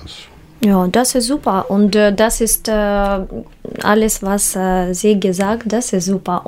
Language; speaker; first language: German; non-native, learner; Russian